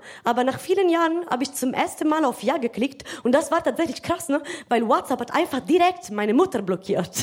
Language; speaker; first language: German; non-native, fluent; Italian